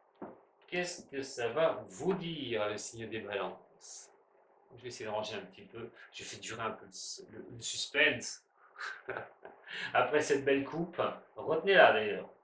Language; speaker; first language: French; native; French